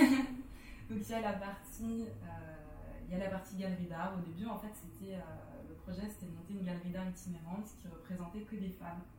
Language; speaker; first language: French; native; French